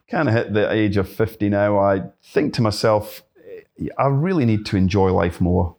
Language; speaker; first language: English; native; English